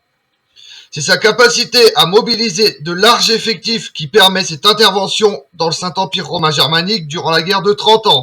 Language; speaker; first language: French; native; French